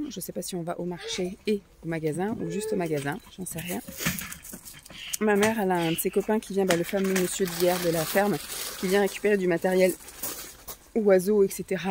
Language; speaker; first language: French; native; French